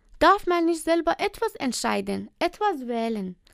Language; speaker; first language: German; non-native, learner; Persian